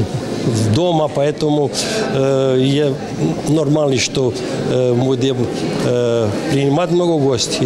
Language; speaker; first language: Ukrainian; non-native, learner; Romanian